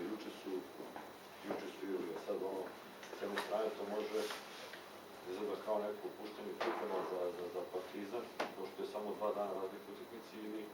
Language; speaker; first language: Serbian; native; Serbian